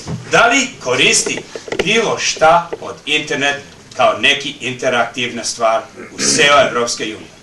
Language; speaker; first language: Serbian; early bilingual, heritage; Serbian